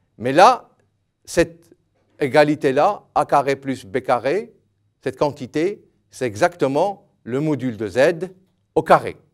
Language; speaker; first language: French; non-native, local second language; Arabic